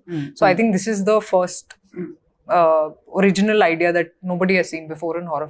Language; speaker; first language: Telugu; non-native, fluent; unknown